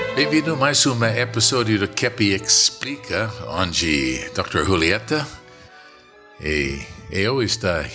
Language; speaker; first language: Portuguese; non-native, fluent; English